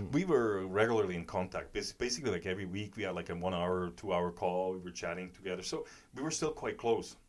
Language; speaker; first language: English; non-native, fluent; German